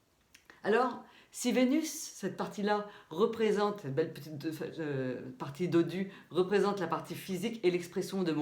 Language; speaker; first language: French; native; French